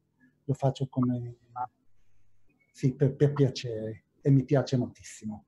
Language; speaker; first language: Italian; non-native, fluent; Hebrew